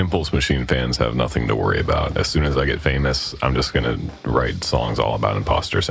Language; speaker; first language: English; native; English